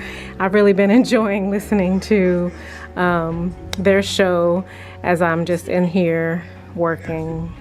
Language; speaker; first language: English; native; English